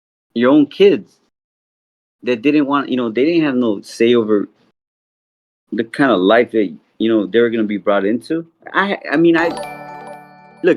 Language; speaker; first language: English; native; English